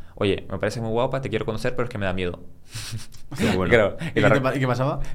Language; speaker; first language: Spanish; early bilingual, other home language; Russian